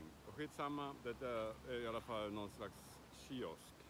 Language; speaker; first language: Swedish; non-native, fluent; German